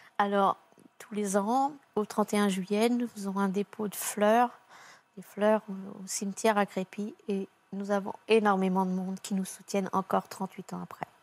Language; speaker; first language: French; native; French